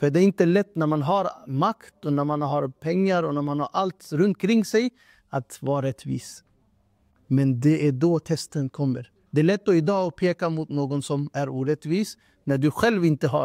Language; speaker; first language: Swedish; non-native, fluent; Urdu